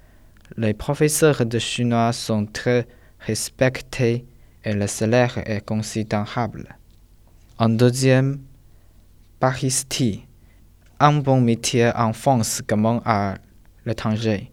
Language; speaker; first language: French; non-native, learner; Chinese